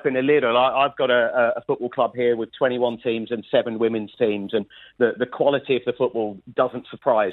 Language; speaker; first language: English; native; English